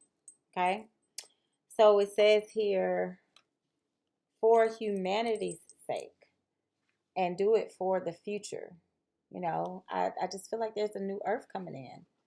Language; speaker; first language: English; native; English